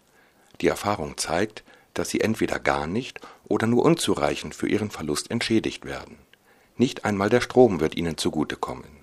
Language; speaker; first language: German; native; German